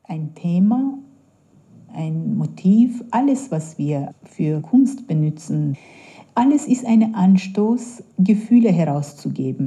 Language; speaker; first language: German; non-native, fluent; Persian